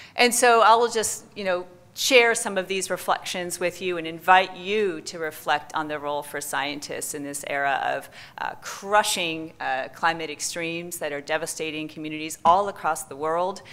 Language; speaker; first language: English; native; English